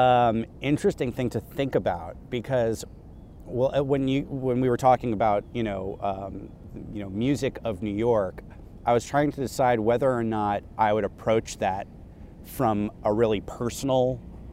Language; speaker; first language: English; native; English